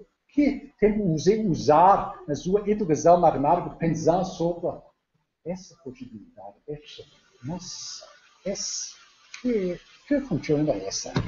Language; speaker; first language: Portuguese; non-native, learner; Danish